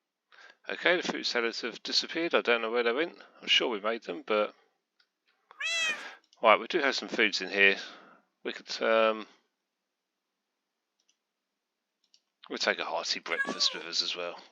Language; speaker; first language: English; native; English